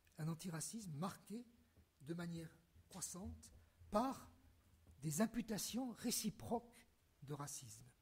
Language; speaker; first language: French; native; French